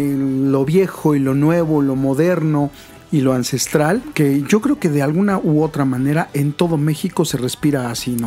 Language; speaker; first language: Spanish; native; Spanish